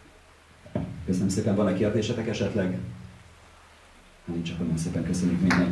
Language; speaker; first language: Hungarian; native; Hungarian